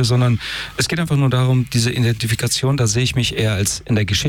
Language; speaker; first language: German; early bilingual, other home language; Persian